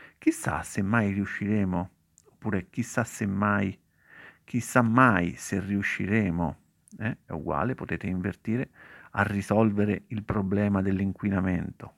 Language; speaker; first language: Italian; native; Italian